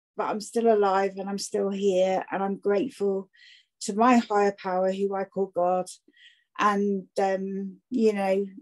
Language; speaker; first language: English; native; English